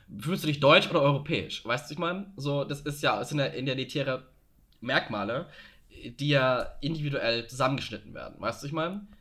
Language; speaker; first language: German; native; German